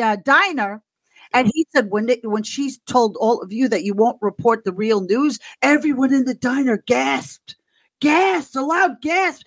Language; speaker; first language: English; native; English